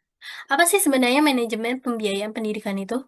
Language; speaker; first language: Indonesian; native; Indonesian